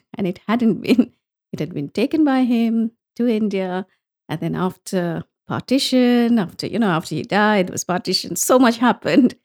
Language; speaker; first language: English; non-native, local second language; Bangla